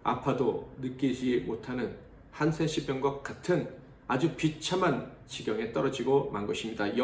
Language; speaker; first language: Korean; native; Korean